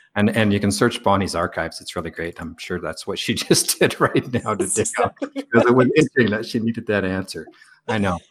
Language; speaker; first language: English; native; English